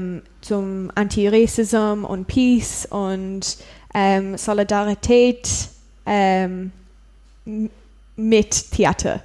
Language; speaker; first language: German; non-native, learner; English